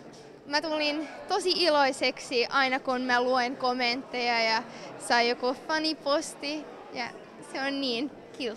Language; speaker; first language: Finnish; non-native, local second language; Swedish